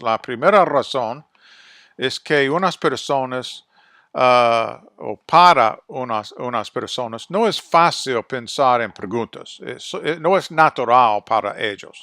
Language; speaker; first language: Spanish; non-native, fluent; English